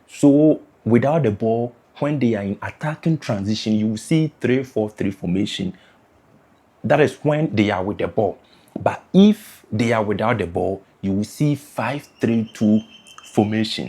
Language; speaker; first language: English; non-native, local second language; Akan